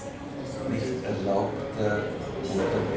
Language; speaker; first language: German; non-native, learner; Czech